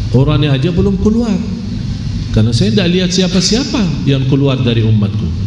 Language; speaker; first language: Malay; non-native, fluent; Arabic